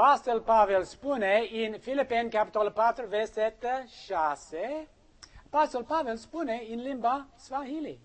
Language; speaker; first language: Romanian; non-native, learner; English